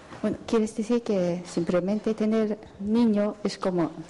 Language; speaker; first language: Spanish; non-native, fluent; Japanese